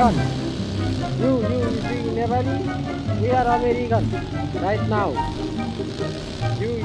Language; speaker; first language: English; non-native, learner; Nepali